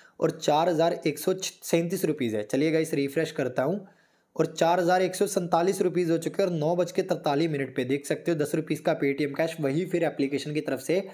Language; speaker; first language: Hindi; native; Hindi